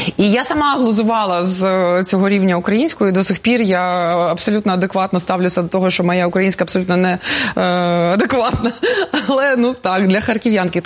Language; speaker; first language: Ukrainian; non-native, local second language; Russian